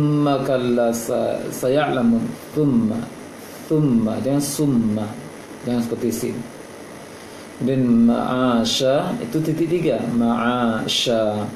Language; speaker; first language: Indonesian; native; Indonesian